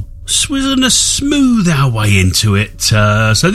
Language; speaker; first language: English; native; English